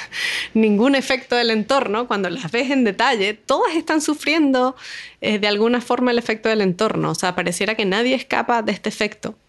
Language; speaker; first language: Spanish; native; Spanish